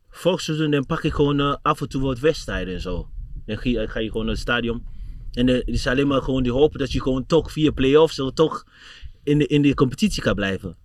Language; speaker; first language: Dutch; non-native, fluent; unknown